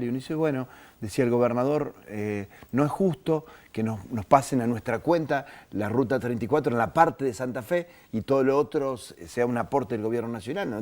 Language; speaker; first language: Spanish; native; Spanish